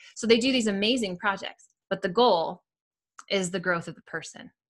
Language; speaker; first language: English; native; English